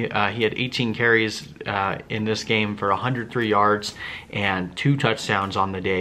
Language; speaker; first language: English; native; English